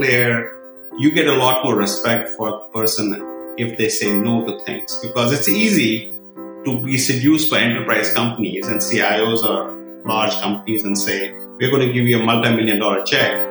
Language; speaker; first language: English; non-native, local second language; Kashmiri